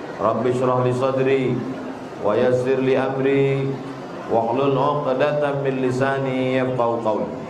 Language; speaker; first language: Indonesian; native; Indonesian